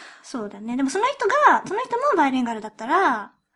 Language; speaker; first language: Japanese; early bilingual, heritage; Japanese